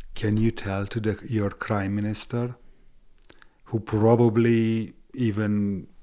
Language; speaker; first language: English; non-native, fluent; Hungarian